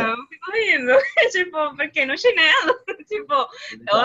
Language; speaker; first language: Portuguese; non-native, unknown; Spanish